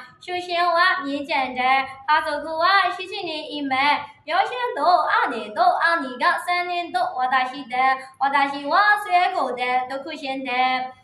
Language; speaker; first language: Japanese; non-native, learner; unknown